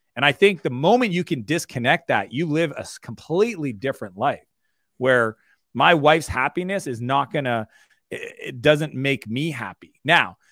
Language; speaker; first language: English; native; English